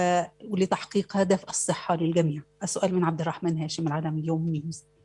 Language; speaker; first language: Arabic; native; Arabic